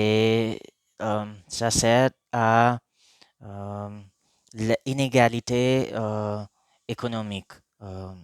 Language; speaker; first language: French; non-native, learner; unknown